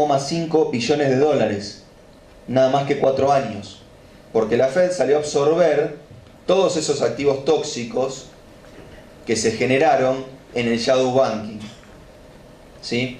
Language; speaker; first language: Spanish; native; Spanish